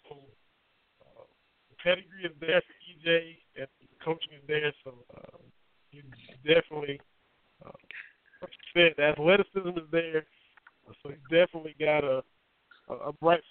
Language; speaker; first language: English; native; English